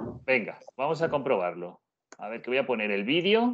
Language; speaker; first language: Spanish; native; Spanish